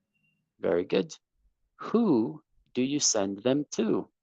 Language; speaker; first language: English; non-native, fluent; Spanish